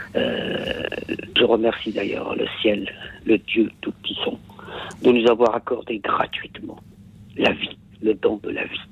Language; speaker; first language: French; non-native, local second language; Kabyle